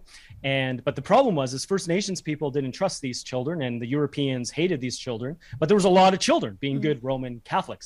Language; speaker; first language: English; native; English